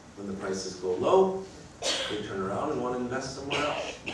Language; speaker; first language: English; early bilingual, other home language; French